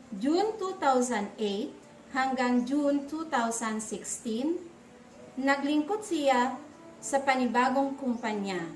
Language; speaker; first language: Filipino; native; Filipino